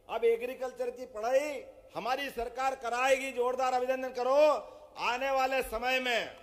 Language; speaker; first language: Hindi; native; Hindi